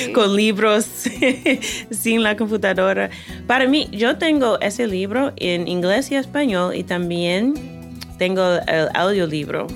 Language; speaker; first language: Spanish; non-native, fluent; English